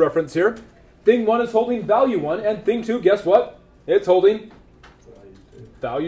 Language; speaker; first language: English; native; English